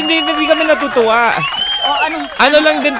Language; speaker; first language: Filipino; native; Filipino